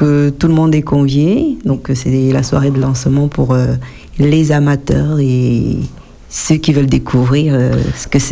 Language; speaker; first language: French; native; French